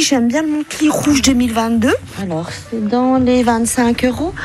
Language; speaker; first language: French; native; French